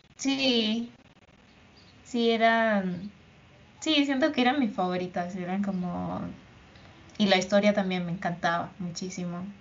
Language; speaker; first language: Spanish; native; Spanish